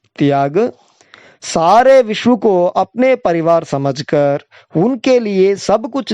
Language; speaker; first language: Hindi; non-native, local second language; Telugu